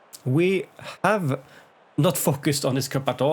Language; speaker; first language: English; non-native, fluent; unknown